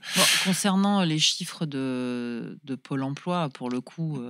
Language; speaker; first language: French; native; French